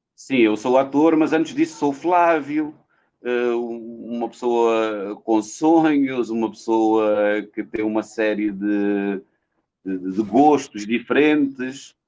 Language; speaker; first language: Portuguese; non-native, local second language; Kabuverdianu